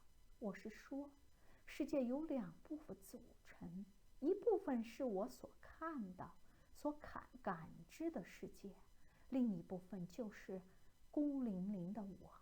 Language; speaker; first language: Chinese; native; Chinese